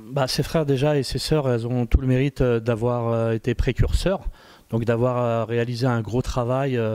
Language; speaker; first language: French; native; French